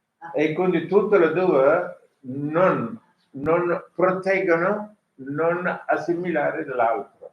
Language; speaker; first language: Italian; non-native, learner; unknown